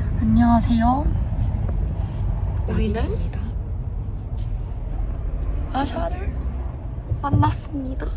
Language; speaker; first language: Korean; early bilingual, heritage; English